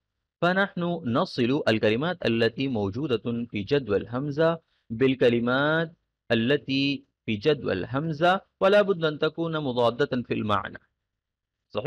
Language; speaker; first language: Arabic; non-native, fluent; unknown